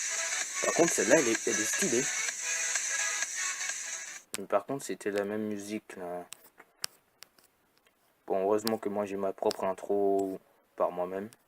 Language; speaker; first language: French; native; French